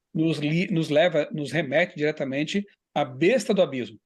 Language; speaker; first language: Portuguese; native; Portuguese